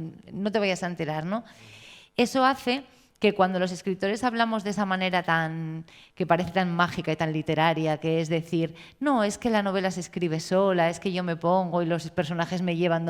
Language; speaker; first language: Spanish; native; Spanish